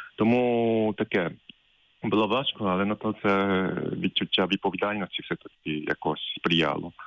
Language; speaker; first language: Ukrainian; non-native, fluent; Japanese